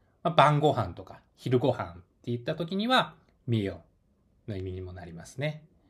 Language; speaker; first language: Japanese; native; Japanese